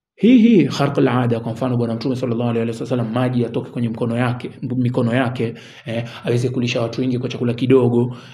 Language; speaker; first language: Swahili; native; Swahili